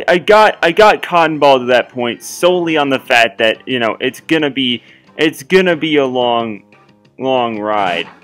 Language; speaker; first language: English; native; English